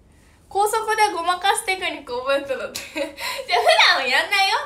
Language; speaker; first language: Japanese; native; Japanese